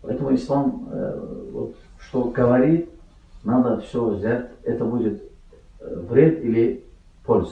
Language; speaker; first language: Russian; non-native, learner; Azerbaijani